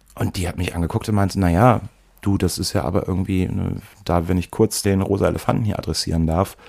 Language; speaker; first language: German; native; German